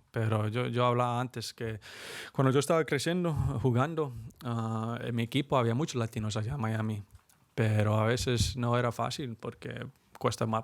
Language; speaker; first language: Spanish; early bilingual, heritage; Spanish